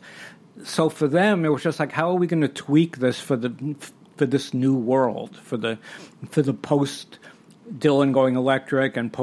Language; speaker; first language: English; native; English